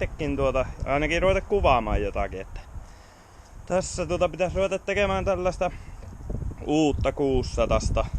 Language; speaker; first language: Finnish; native; Finnish